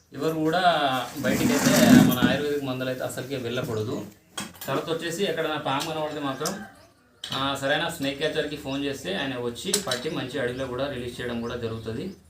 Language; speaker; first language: Telugu; native; Telugu